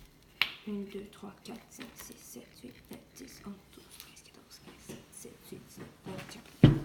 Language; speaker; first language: French; non-native, local second language; English